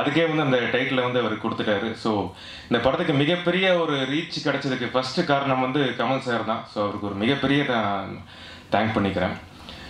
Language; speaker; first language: Tamil; native; Tamil